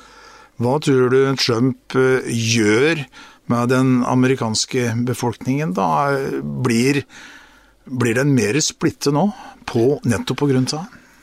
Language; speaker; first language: Norwegian; native; Norwegian